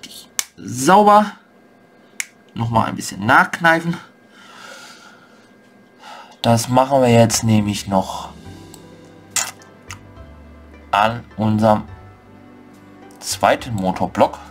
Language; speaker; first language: German; native; German